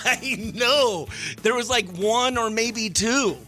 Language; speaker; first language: English; native; English